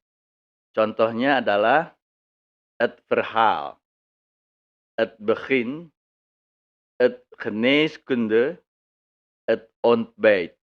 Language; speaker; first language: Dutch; non-native, fluent; Indonesian